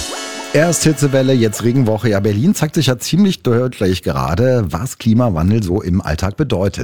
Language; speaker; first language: German; native; German